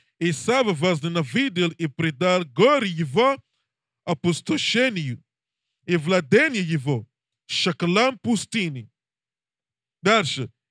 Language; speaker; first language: Russian; non-native, learner; English